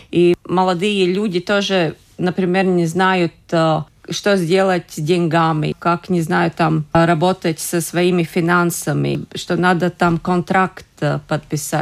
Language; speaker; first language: Russian; non-native, local second language; Latvian